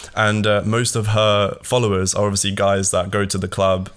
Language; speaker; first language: English; early bilingual, other home language; Latvian